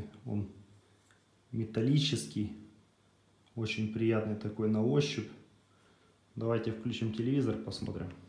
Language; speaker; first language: Russian; native; Russian